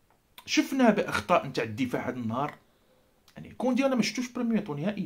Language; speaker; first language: Arabic; native; Arabic